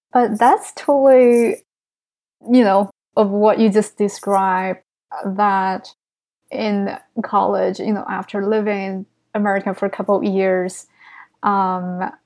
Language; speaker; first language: English; non-native, fluent; Chinese